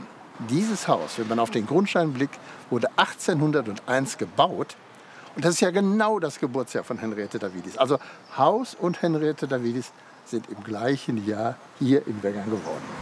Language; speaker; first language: German; native; German